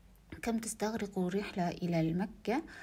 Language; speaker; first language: Arabic; non-native, learner; Kazakh